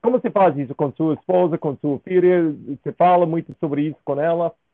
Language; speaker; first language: Portuguese; non-native, fluent; English